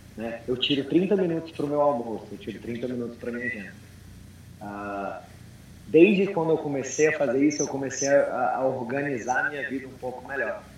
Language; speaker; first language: Portuguese; early bilingual, heritage; Portuguese